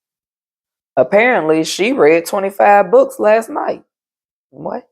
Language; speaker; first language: English; native; English